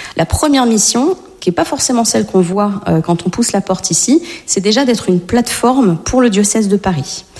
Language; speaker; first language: French; native; French